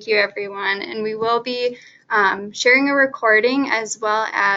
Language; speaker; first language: English; native; English